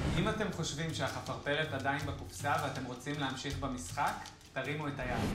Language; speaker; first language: Hebrew; native; Hebrew